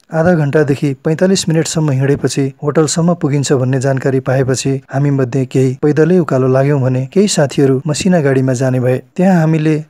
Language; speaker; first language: Nepali; native; Nepali